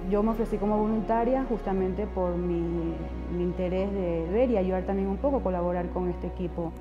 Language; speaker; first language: Spanish; native; Spanish